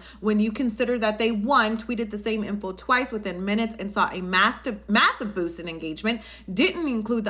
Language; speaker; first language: English; native; English